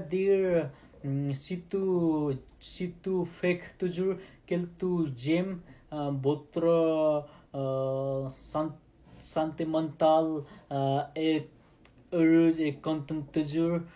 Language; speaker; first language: French; non-native, learner; Nepali